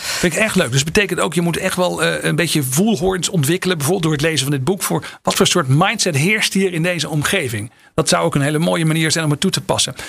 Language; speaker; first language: Dutch; native; Dutch